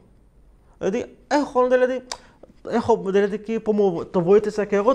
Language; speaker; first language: Greek; non-native, learner; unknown